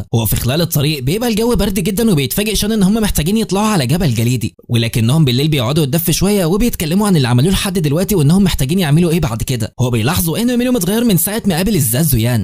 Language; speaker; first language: Arabic; native; Arabic